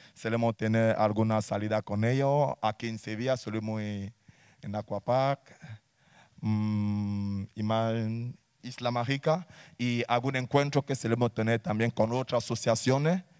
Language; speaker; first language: Spanish; non-native, fluent; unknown